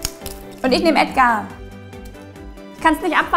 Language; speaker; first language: German; native; German